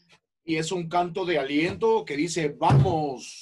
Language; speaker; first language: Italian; non-native, learner; Spanish